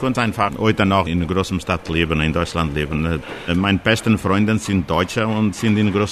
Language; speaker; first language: German; non-native, fluent; Portuguese